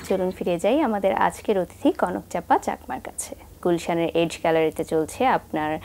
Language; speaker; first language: Bangla; native; Bangla